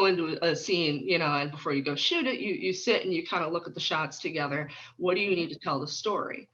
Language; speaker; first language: English; native; English